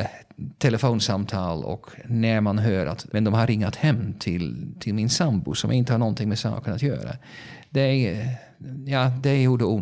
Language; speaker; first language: Swedish; non-native, fluent; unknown